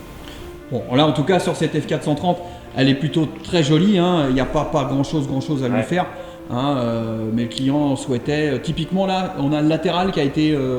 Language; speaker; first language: French; native; French